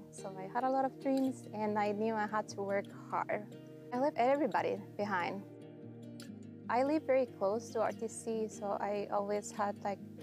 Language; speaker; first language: English; non-native, fluent; Spanish